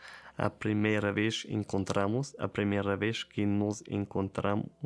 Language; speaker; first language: Portuguese; non-native, learner; German